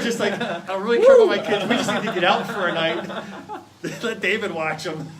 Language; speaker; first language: English; native; English